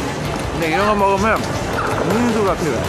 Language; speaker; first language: Korean; early bilingual, heritage; Korean